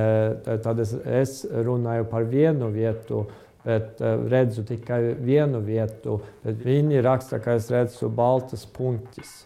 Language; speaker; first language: Latvian; non-native, fluent; Estonian